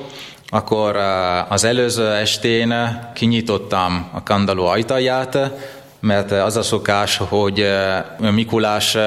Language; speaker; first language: Hungarian; non-native, fluent; Italian